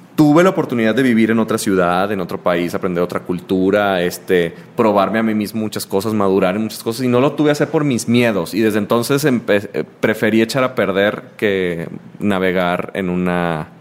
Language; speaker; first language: Spanish; native; Spanish